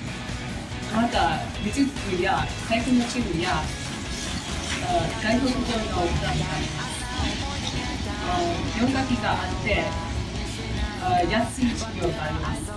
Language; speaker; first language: Japanese; non-native, learner; English